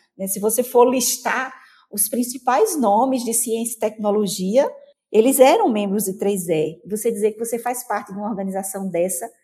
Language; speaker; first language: Portuguese; native; Portuguese